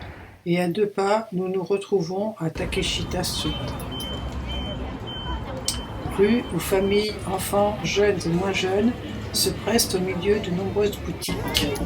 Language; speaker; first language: French; native; French